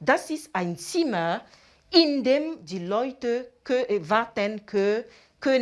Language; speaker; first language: German; non-native, fluent; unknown